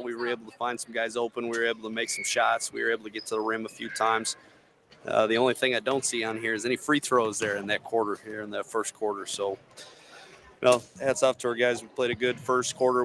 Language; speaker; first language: English; native; English